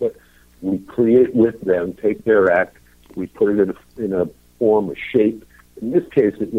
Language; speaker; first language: English; native; English